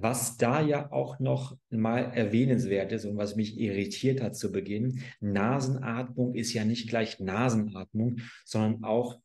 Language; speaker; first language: German; native; German